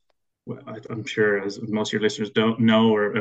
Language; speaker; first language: English; native; English